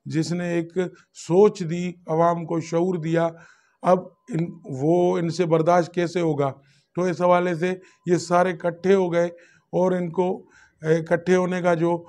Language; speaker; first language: Urdu; non-native, local second language; Sindhi